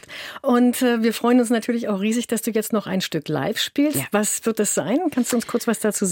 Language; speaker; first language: German; native; German